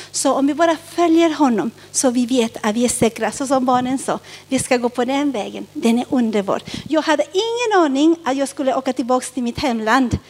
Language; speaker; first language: Swedish; early bilingual, other home language; Spanish